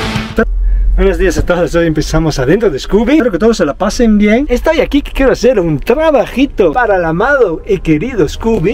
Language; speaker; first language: Spanish; non-native, fluent; Italian